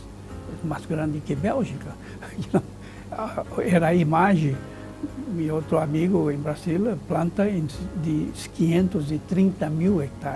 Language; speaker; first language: Spanish; non-native, fluent; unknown